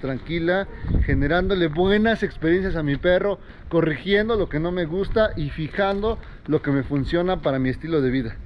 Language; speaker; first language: Spanish; native; Spanish